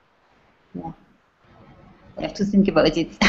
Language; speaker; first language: English; non-native, fluent; French